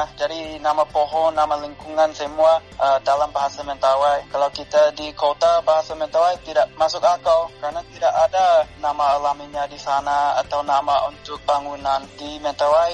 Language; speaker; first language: Indonesian; non-native, fluent; English